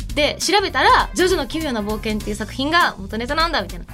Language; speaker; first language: Japanese; native; Japanese